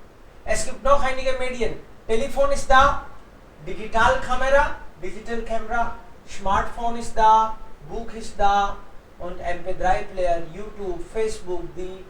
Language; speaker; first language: German; non-native, fluent; Hindi